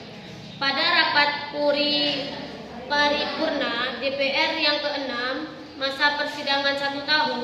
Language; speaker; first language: Indonesian; native; Indonesian